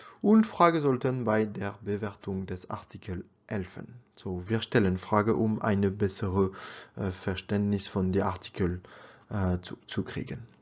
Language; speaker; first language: German; non-native, learner; French